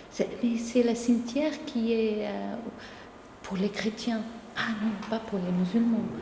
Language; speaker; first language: French; non-native, local second language; Arabic